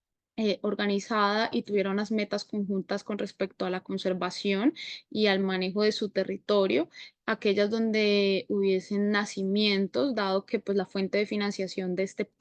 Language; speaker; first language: Spanish; native; Spanish